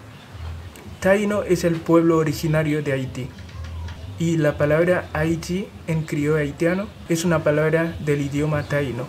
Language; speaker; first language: Spanish; non-native, fluent; Haitian Creole